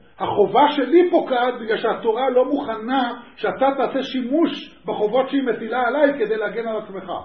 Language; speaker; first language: Hebrew; native; Hebrew